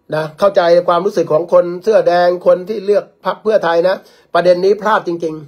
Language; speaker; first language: Thai; native; Thai